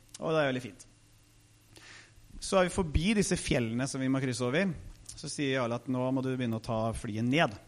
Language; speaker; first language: Norwegian; native; Norwegian